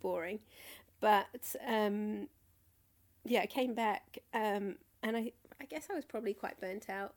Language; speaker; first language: English; native; English